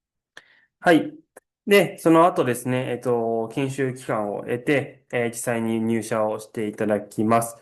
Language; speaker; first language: Japanese; native; Japanese